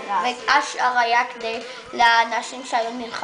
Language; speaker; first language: Hebrew; early bilingual, other home language; Spanish